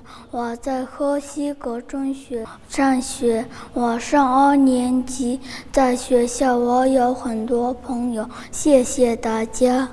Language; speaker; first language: Chinese; non-native, learner; Mongolian